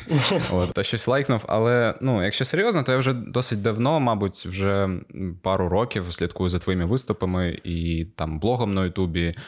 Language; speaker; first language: Ukrainian; native; Ukrainian